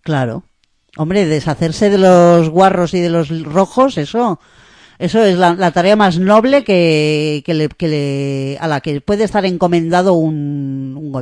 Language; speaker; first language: Spanish; native; Spanish